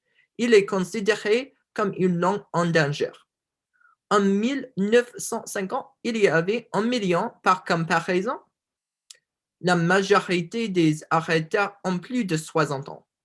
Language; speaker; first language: French; non-native, learner; English